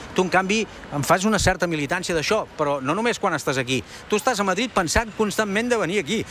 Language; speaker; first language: Catalan; native; Catalan